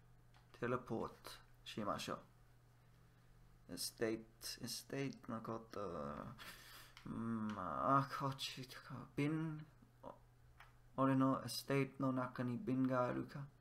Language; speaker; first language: Japanese; non-native, learner; English